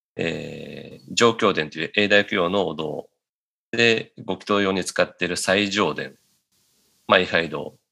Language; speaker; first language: Japanese; native; Japanese